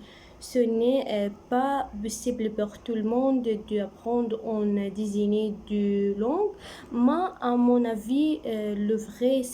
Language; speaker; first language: French; non-native, learner; Arabic